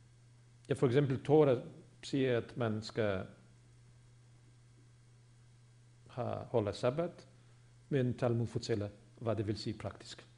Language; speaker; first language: Swedish; non-native, fluent; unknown